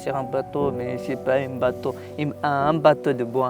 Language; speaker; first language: French; non-native, learner; Tigrinya